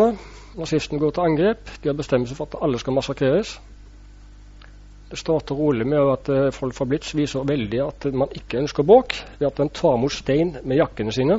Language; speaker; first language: Norwegian; native; Norwegian